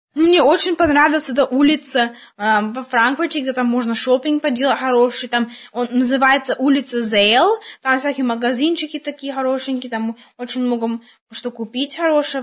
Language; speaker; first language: Russian; early bilingual, heritage; Russian